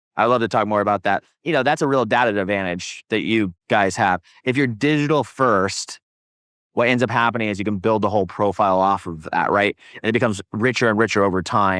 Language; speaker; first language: English; native; English